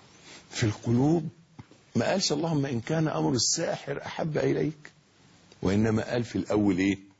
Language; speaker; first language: Arabic; native; Arabic